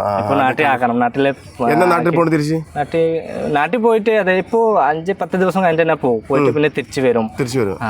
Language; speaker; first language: Malayalam; non-native, fluent; Bangla